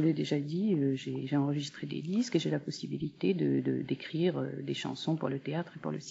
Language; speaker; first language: French; native; French